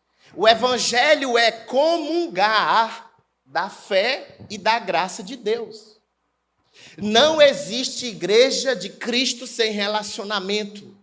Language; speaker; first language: Portuguese; native; Portuguese